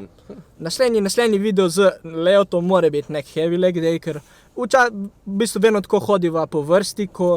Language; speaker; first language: Slovenian; native; Slovenian